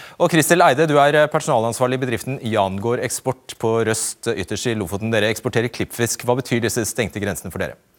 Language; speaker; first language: Norwegian; native; Norwegian